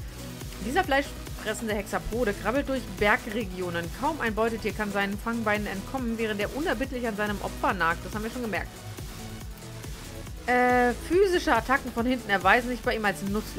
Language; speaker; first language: German; native; German